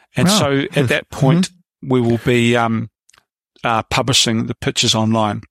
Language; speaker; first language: English; native; English